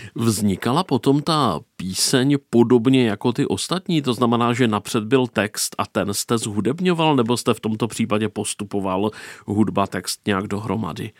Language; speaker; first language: Czech; native; Czech